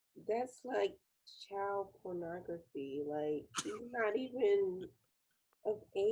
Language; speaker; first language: English; native; English